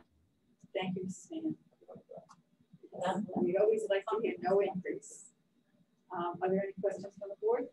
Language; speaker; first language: English; native; English